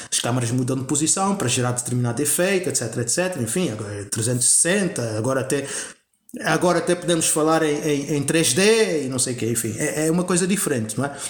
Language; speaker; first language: Portuguese; native; Portuguese